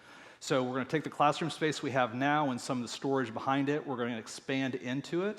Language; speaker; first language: English; native; English